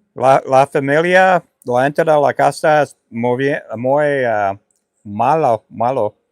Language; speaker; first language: Spanish; non-native, learner; English